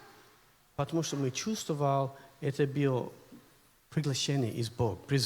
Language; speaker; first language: Russian; non-native, learner; English